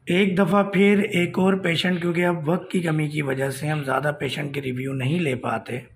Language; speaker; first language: Urdu; native; Urdu